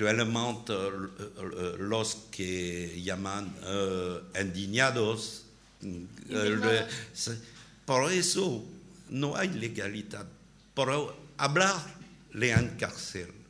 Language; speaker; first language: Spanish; non-native, learner; French